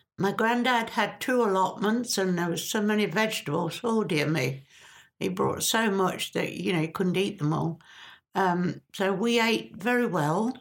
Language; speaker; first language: English; native; English